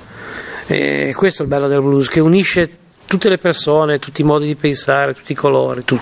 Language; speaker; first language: Italian; native; Italian